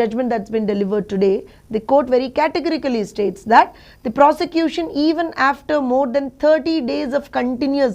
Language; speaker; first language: English; non-native, local second language; Telugu